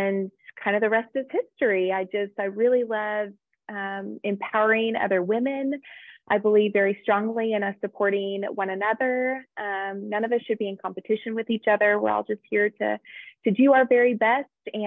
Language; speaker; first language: English; native; English